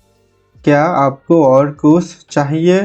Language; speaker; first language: Hindi; non-native, fluent; Bangla